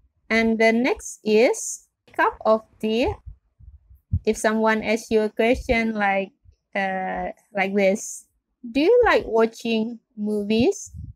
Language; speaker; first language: English; non-native, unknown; Indonesian